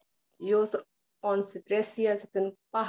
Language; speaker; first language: Finnish; non-native, learner; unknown